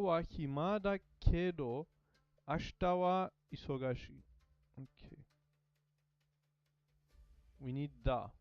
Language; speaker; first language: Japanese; non-native, learner; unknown